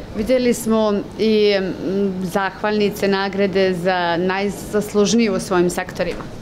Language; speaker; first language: Serbian; native; Serbian